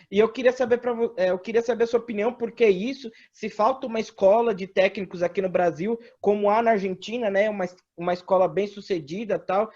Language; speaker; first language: Portuguese; native; Portuguese